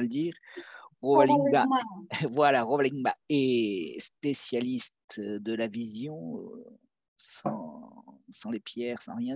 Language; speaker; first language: French; native; French